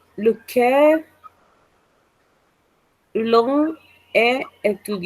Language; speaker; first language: French; non-native, learner; Spanish